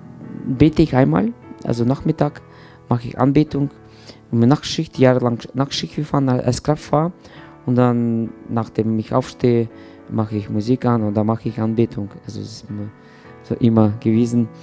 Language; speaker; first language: German; non-native, fluent; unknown